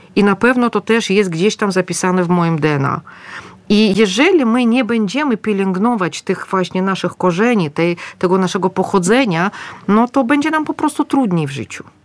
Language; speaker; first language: Polish; non-native, fluent; Russian